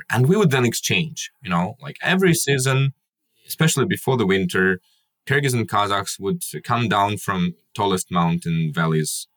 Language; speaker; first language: English; non-native, fluent; Kyrgyz